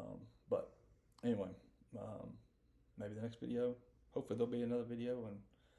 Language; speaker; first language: English; native; English